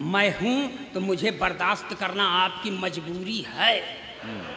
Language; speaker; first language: Hindi; native; Hindi